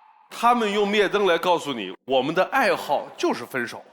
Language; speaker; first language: Chinese; native; Chinese